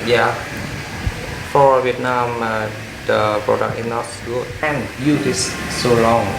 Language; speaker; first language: English; non-native, learner; Vietnamese